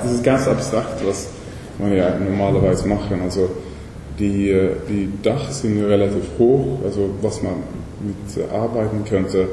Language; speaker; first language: German; non-native, learner; Swedish